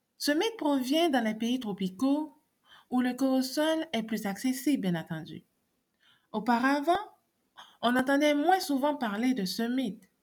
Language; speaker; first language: French; non-native, local second language; Haitian Creole